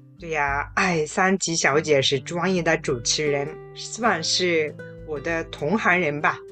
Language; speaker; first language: Chinese; non-native, fluent; Japanese